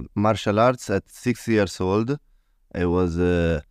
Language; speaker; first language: English; non-native, learner; Italian